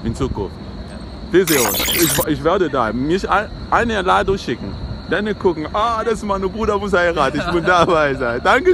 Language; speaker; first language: German; non-native, learner; Lingala